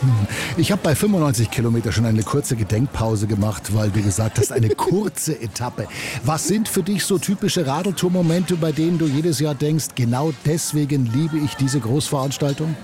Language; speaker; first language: German; native; German